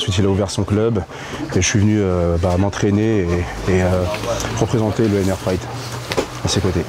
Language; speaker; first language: French; native; French